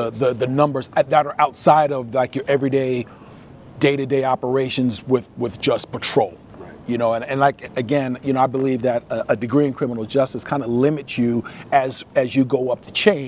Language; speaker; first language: English; native; English